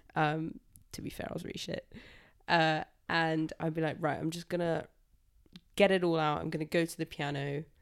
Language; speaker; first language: English; native; English